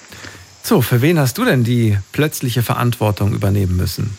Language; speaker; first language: German; native; German